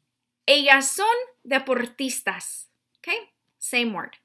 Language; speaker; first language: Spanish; non-native, fluent; English